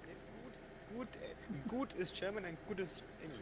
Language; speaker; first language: English; non-native, learner; German